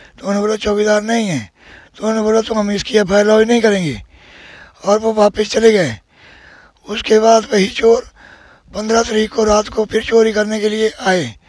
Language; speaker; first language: Hindi; native; Hindi